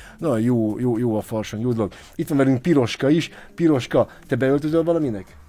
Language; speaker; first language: Hungarian; native; Hungarian